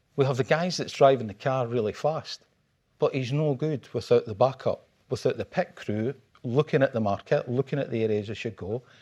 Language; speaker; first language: English; native; English